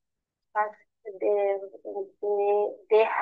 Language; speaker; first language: English; non-native, learner; Bangla